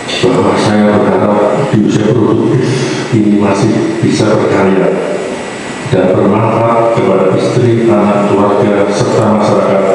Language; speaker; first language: Indonesian; non-native, local second language; Javanese